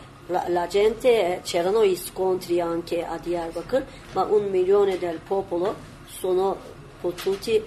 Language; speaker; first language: Italian; non-native, learner; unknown